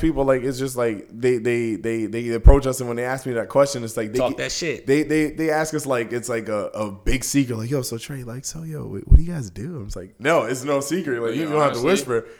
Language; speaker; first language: English; native; English